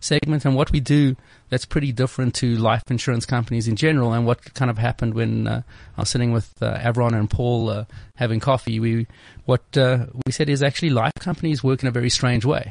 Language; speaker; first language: English; native; English